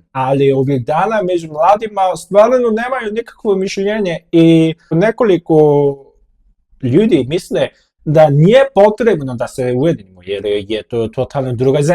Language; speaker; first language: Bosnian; non-native, fluent; Korean